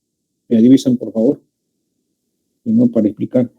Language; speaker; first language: Spanish; native; Spanish